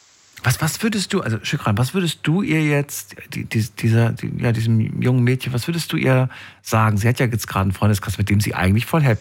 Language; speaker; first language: German; native; German